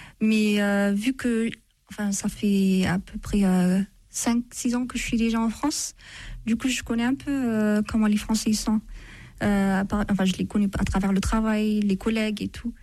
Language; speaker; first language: French; non-native, fluent; Amharic